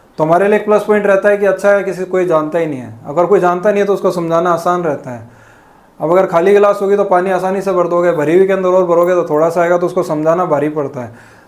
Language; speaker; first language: Hindi; native; Hindi